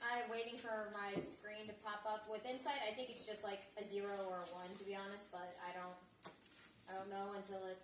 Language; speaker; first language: English; native; English